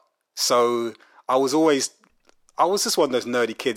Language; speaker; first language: English; native; English